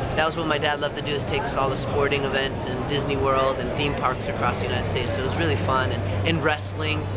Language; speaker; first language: English; native; English